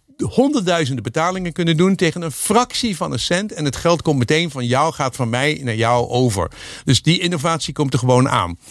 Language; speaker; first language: Dutch; native; Dutch